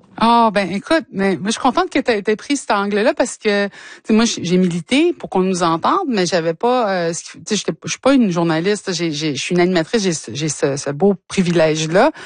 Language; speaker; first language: French; native; French